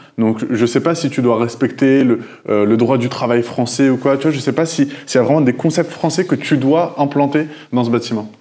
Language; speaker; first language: French; native; French